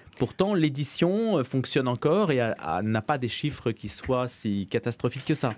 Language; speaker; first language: French; native; French